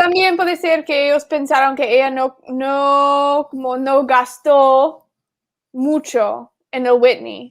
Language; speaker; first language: Spanish; non-native, fluent; English